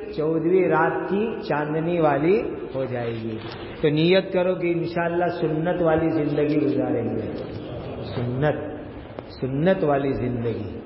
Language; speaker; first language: Urdu; non-native, local second language; Gujarati